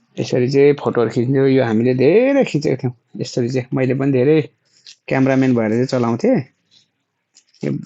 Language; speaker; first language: Nepali; native; Nepali